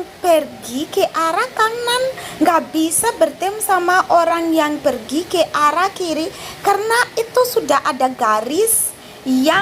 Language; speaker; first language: Indonesian; non-native, learner; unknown